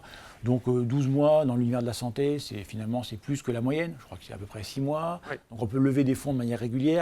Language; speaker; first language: French; native; French